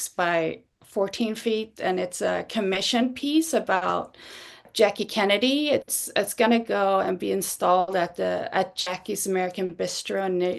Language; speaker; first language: English; non-native, fluent; Swedish